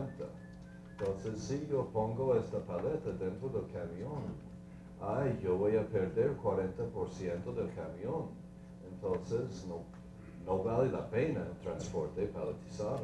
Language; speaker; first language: Spanish; non-native, fluent; English